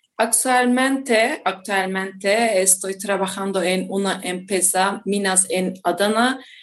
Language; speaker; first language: Spanish; non-native, learner; Turkish